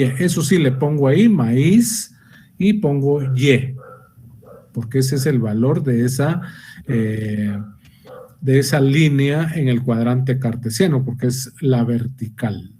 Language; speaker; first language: Spanish; native; Spanish